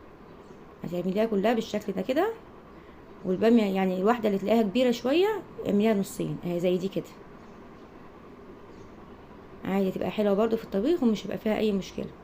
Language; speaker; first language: Arabic; native; Arabic